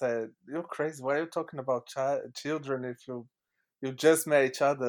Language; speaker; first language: English; non-native, fluent; Portuguese